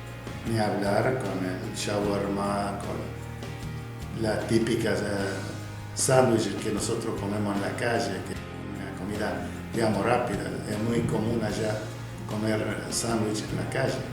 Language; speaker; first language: Spanish; non-native, fluent; Arabic